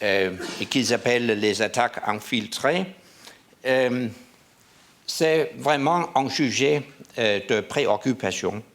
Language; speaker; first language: French; non-native, learner; Danish